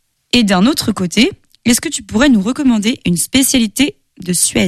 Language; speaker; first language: French; native; French